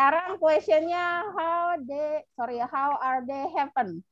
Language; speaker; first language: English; non-native, learner; Indonesian